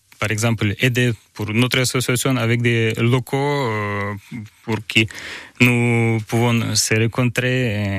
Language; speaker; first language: French; non-native, learner; Ukrainian